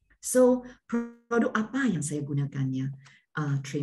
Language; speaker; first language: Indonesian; non-native, learner; Malay